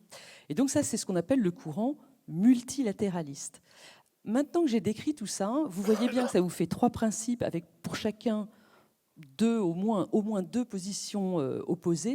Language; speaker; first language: French; native; French